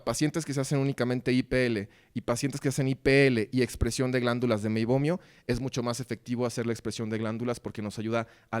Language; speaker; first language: Spanish; native; Spanish